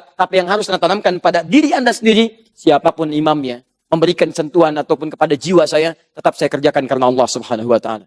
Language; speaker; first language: Indonesian; native; Indonesian